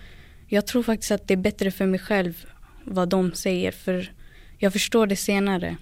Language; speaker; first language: Swedish; early bilingual, other home language; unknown